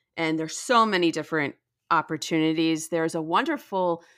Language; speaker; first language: English; native; English